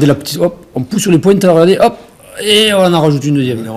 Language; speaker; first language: French; native; French